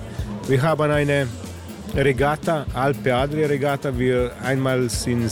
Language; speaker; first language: German; non-native, learner; Slovenian